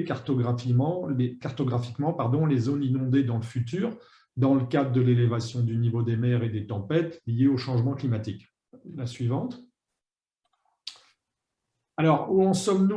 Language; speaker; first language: French; native; French